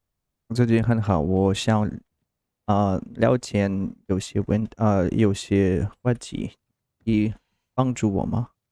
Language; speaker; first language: Chinese; non-native, learner; Russian